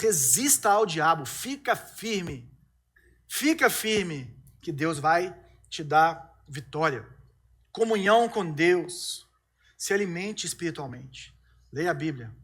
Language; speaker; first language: Portuguese; native; Portuguese